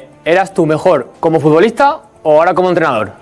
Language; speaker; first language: Spanish; native; Spanish